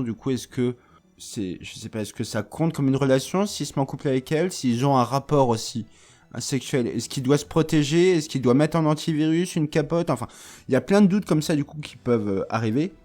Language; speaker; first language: French; native; French